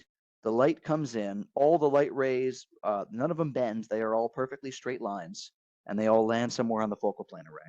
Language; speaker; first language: English; native; English